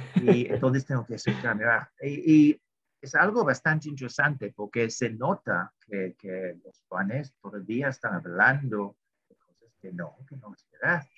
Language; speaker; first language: Spanish; non-native, fluent; English